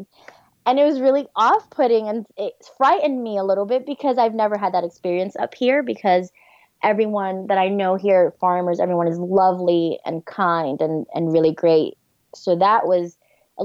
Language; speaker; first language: English; native; English